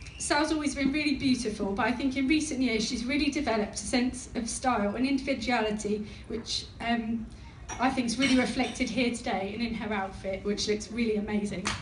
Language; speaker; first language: English; native; English